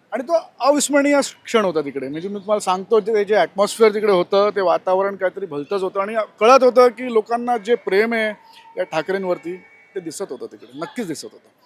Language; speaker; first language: Marathi; non-native, local second language; Gujarati